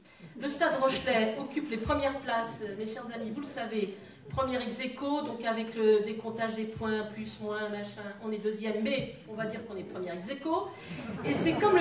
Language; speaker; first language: French; native; French